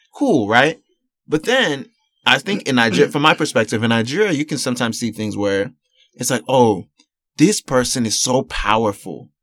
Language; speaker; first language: English; early bilingual, other home language; Yoruba